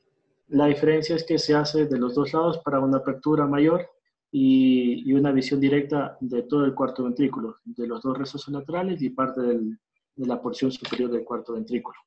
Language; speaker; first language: Spanish; native; Spanish